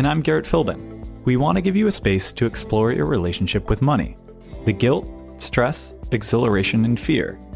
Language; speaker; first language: English; native; English